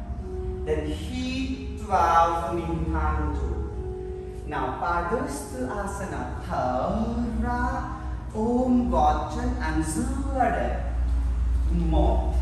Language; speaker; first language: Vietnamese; non-native, learner; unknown